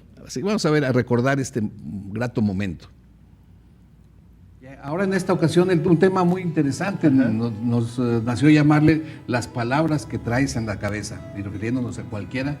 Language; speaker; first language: Spanish; native; Spanish